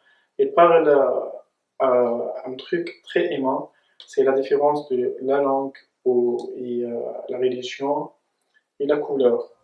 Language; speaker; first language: French; non-native, local second language; Arabic